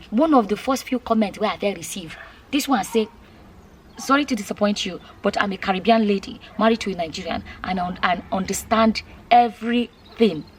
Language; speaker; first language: Nigerian Pidgin; native; Nigerian Pidgin